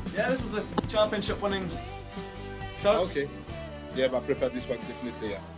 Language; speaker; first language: English; non-native, fluent; French